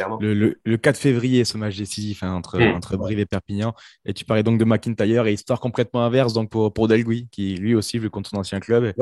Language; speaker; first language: French; native; French